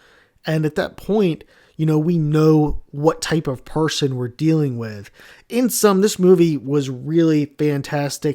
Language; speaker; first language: English; native; English